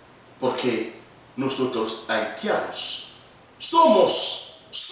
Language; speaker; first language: Spanish; non-native, learner; Haitian Creole